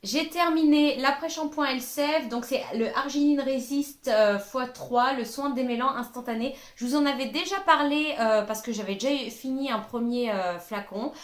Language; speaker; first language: French; native; French